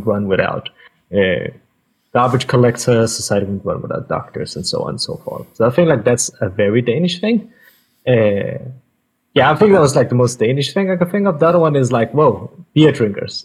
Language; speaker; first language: English; non-native, fluent; Danish